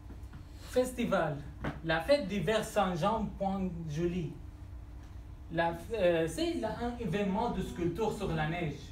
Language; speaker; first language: French; non-native, learner; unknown